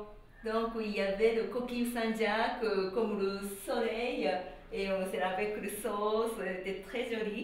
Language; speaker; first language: French; non-native, learner; Japanese